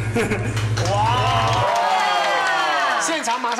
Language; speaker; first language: Chinese; native; Chinese